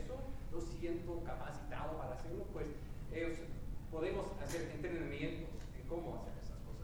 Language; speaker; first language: Spanish; non-native, learner; English